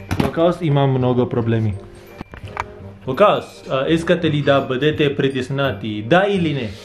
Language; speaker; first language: Bulgarian; non-native, learner; English